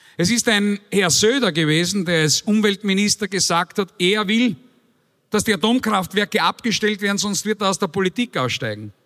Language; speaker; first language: German; native; German